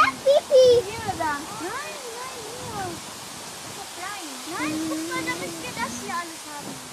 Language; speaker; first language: German; early bilingual, other home language; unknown